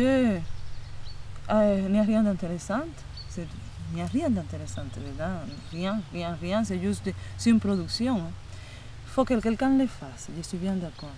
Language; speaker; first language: French; non-native, fluent; Spanish